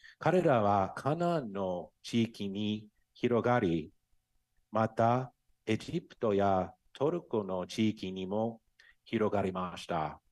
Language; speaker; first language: Japanese; non-native, fluent; English